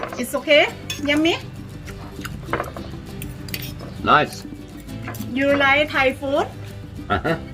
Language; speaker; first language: English; non-native, learner; Thai